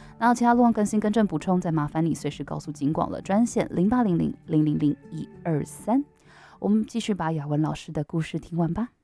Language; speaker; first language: Chinese; native; Chinese